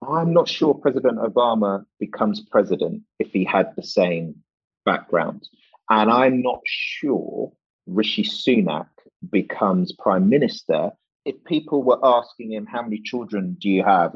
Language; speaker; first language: English; native; English